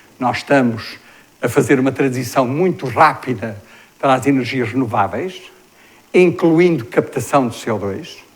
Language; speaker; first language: Portuguese; native; Portuguese